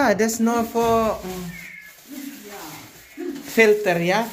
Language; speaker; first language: German; non-native, learner; Filipino